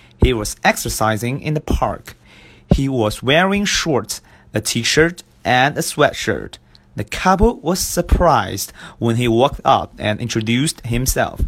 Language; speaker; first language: English; non-native, fluent; Chinese